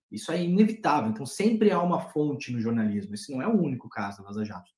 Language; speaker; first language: Portuguese; native; Portuguese